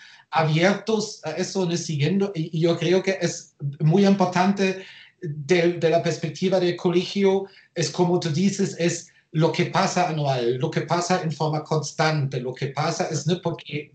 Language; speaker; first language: Spanish; non-native, fluent; German